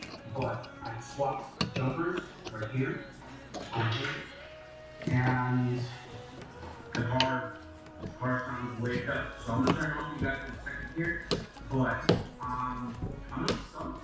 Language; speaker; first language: English; native; English